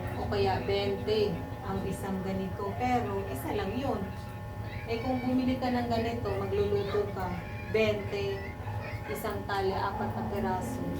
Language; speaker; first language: Filipino; non-native, local second language; Cebuano